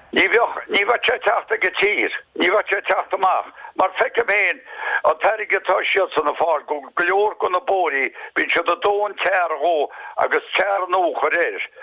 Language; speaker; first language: Irish; native; Irish